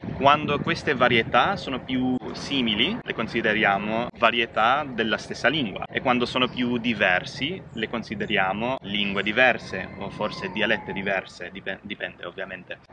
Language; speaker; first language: Italian; non-native, fluent; English